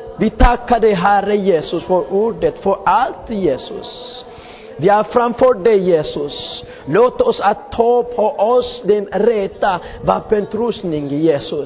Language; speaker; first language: Swedish; non-native, fluent; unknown